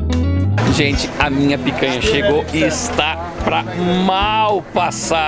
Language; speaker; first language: Portuguese; native; Portuguese